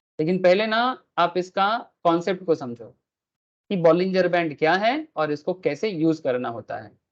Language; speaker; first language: Hindi; non-native, local second language; Bangla